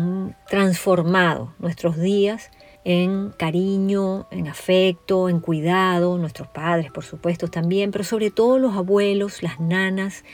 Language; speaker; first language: Spanish; native; Spanish